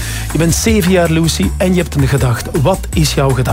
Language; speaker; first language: Dutch; native; Dutch